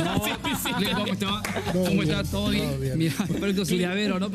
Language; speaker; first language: Spanish; native; Spanish